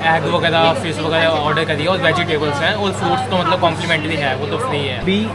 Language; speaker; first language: Hindi; native; Hindi